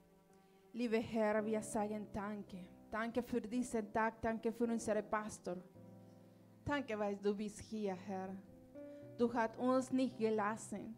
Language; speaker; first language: German; non-native, learner; Spanish